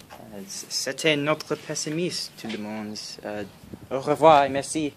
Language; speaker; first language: French; non-native, learner; English